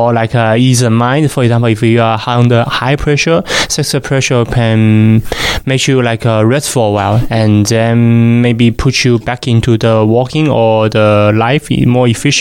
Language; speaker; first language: English; non-native, fluent; Chinese